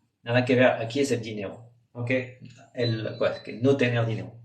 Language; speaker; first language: Spanish; non-native, fluent; French